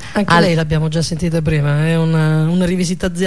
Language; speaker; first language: Italian; native; Italian